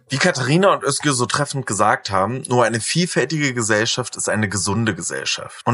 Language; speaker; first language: German; native; German